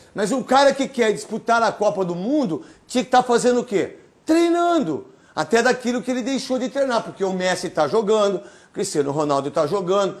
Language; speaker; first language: Portuguese; native; Portuguese